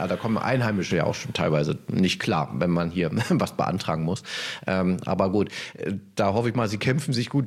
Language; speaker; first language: German; native; German